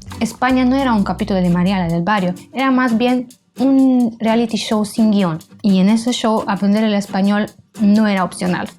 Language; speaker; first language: Spanish; non-native, fluent; Romanian